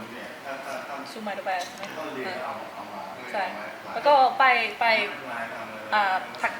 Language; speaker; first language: Thai; non-native, learner; English